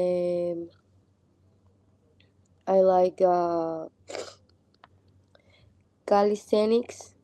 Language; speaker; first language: English; non-native, learner; Spanish